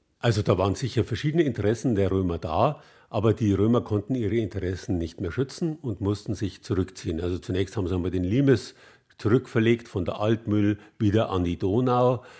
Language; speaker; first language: German; native; German